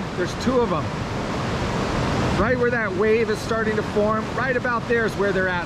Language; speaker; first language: English; native; English